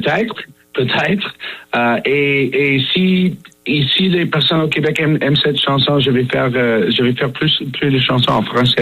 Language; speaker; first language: French; non-native, fluent; English